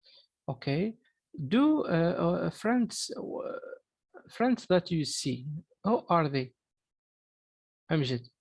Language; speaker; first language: English; non-native, fluent; Arabic